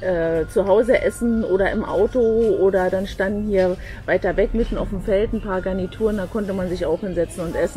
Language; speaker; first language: German; native; German